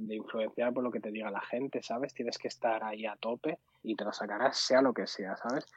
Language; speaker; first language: Spanish; early bilingual, other home language; Arabic